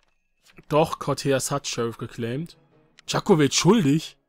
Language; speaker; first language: German; native; German